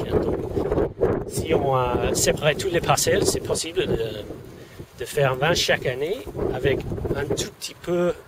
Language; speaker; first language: French; non-native, fluent; English